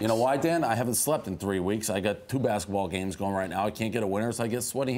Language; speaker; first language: English; native; English